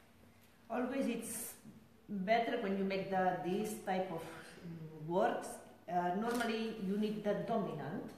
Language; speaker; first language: English; non-native, learner; Spanish